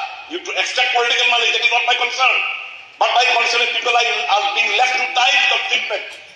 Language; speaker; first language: English; non-native, local second language; Bangla